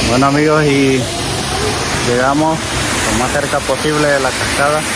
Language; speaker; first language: Spanish; native; Spanish